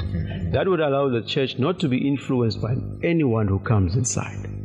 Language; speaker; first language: English; non-native, local second language; Zulu